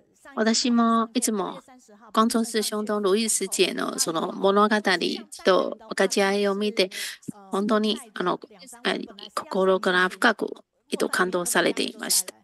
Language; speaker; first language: Japanese; non-native, fluent; Chinese